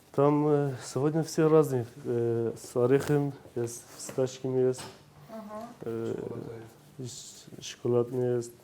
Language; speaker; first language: Russian; non-native, learner; Turkish